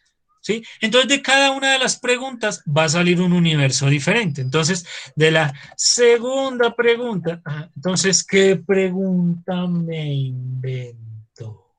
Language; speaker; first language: Spanish; native; Spanish